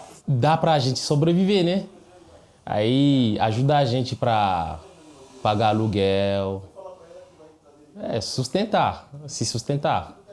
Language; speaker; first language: Portuguese; non-native, fluent; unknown